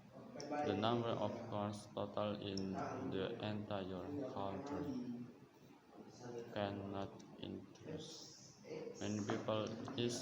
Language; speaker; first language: English; non-native, learner; Indonesian